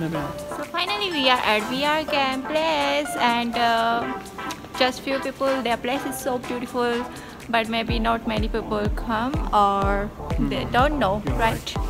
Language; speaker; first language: English; non-native, learner; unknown